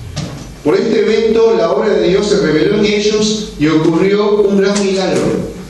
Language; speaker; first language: Spanish; non-native, fluent; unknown